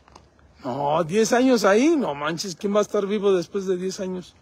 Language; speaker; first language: Spanish; native; Spanish